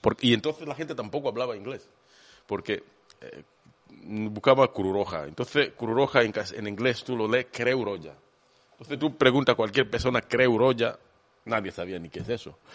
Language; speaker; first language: Spanish; non-native, fluent; Swahili